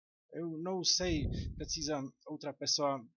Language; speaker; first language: Portuguese; non-native, learner; Czech